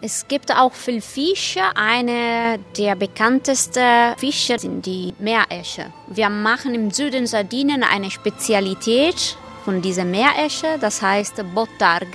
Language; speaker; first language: German; non-native, fluent; Italian